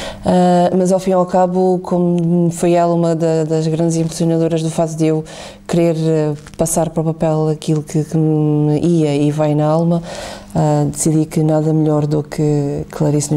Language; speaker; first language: Portuguese; native; Portuguese